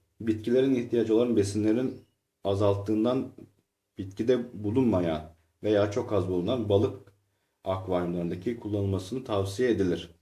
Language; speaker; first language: Turkish; native; Turkish